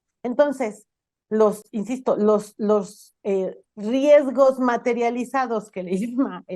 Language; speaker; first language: Spanish; native; Spanish